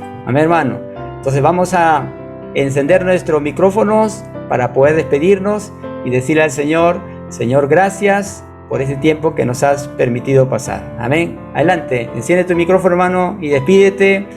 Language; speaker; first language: Spanish; native; Spanish